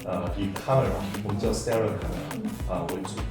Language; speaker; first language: Chinese; native; Chinese